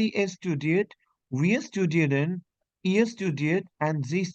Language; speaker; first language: German; non-native, learner; Hindi